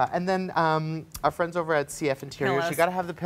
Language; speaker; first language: English; native; English